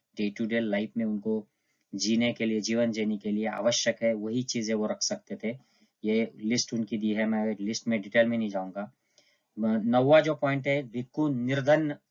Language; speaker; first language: Hindi; non-native, local second language; Marathi